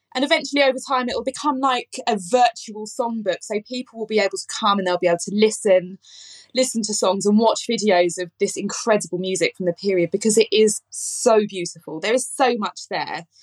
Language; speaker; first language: English; native; English